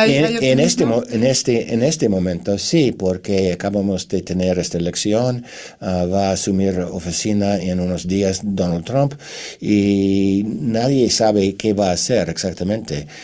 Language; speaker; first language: Spanish; non-native, fluent; English